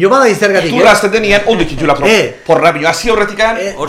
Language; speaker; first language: Basque; native; Basque